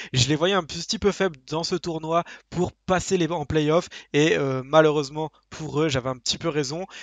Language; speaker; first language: French; native; French